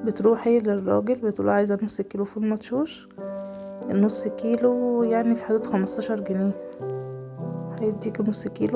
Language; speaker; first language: Arabic; native; Arabic